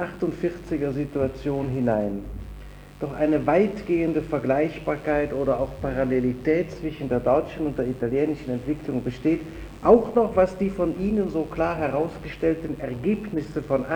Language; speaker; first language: German; native; German